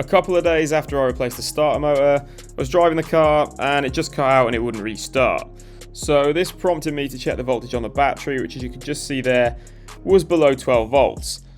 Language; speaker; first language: English; native; English